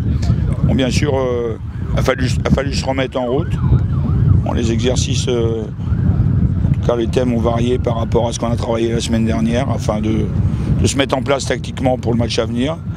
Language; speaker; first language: French; native; French